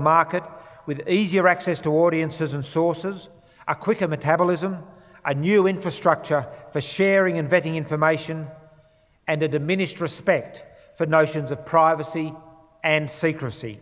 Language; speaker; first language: English; native; English